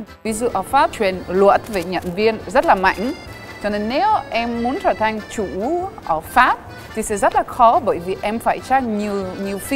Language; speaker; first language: Vietnamese; non-native, fluent; French